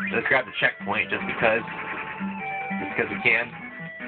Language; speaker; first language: English; native; English